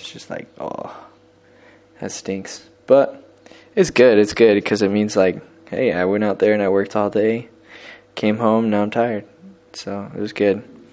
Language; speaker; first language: English; native; English